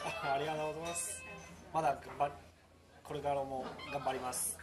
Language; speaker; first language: Japanese; non-native, learner; Chinese